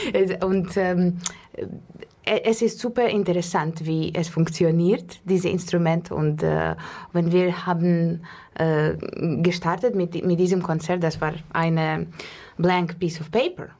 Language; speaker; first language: German; non-native, learner; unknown